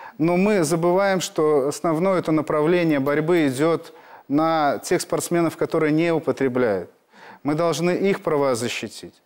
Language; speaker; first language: Russian; native; Russian